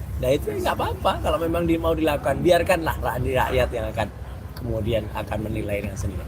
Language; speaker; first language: Indonesian; native; Indonesian